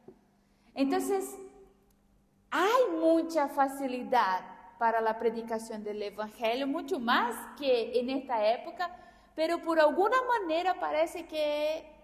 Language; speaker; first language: Spanish; non-native, fluent; Portuguese